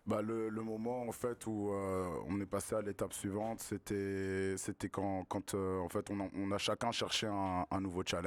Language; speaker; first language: French; native; French